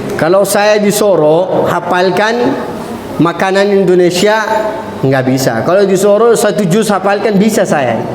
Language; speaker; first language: Malay; non-native, fluent; Arabic